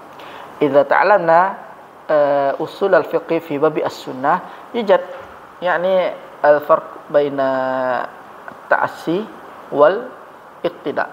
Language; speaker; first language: Arabic; non-native, fluent; Indonesian